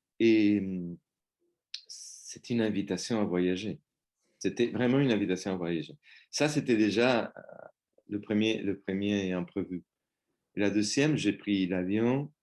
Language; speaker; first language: French; non-native, fluent; Spanish